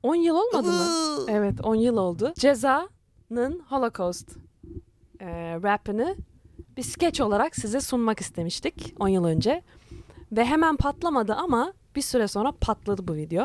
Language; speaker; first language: Turkish; early bilingual, heritage; Turkish